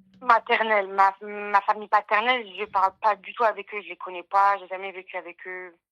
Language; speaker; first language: French; native; French